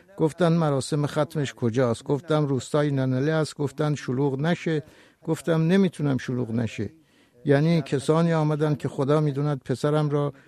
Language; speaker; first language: Persian; non-native, local second language; Kurdish